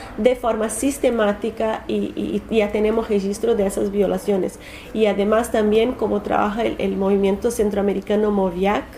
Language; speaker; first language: Spanish; non-native, fluent; Portuguese